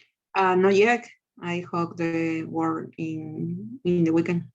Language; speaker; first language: English; non-native, learner; Spanish